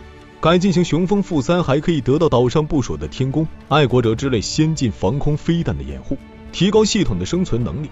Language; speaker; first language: Chinese; native; Chinese